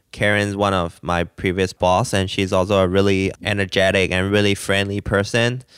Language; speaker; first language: English; non-native, local second language; Cantonese